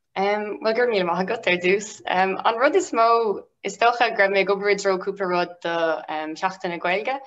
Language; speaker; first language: Irish; non-native, local second language; English